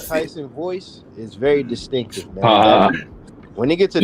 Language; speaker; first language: English; native; English